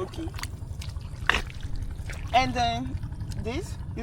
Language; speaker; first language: English; non-native, learner; French